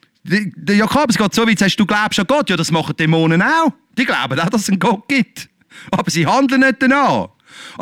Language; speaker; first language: German; native; German